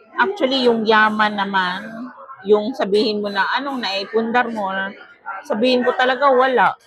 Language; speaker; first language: Filipino; native; Filipino